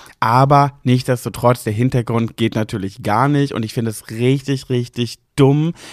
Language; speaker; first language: German; native; German